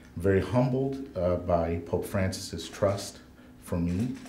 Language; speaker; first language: English; native; English